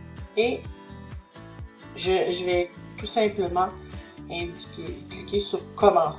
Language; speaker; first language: French; native; French